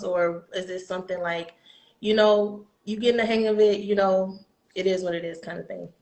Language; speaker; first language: English; native; English